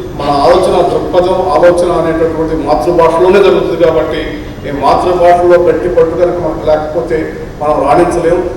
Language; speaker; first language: Telugu; native; Telugu